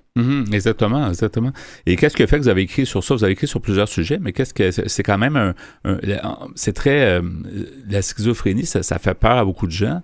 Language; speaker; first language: French; native; French